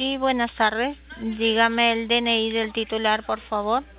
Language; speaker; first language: Spanish; native; Spanish